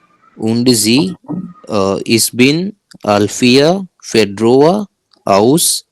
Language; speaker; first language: German; non-native, learner; Hindi